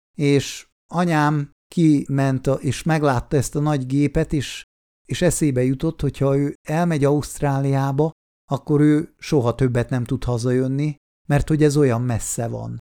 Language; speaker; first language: Hungarian; non-native, fluent; Swiss German